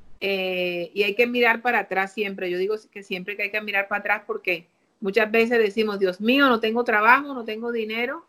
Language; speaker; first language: Spanish; native; Spanish